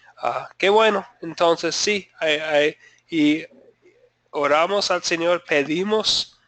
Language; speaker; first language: Spanish; non-native, fluent; English